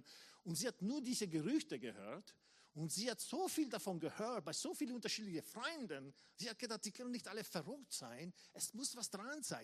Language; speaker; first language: German; non-native, fluent; English